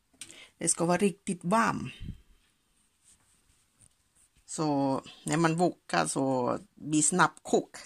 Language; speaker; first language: Swedish; non-native, learner; Thai